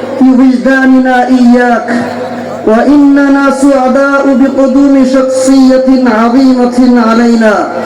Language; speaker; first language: Arabic; non-native, fluent; Bangla